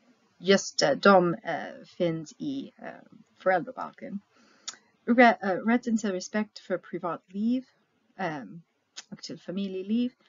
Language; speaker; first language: Swedish; non-native, fluent; English